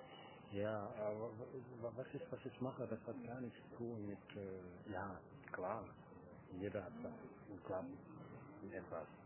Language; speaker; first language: German; non-native, learner; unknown